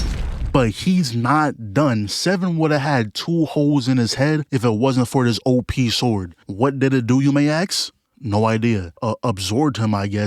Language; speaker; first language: English; native; English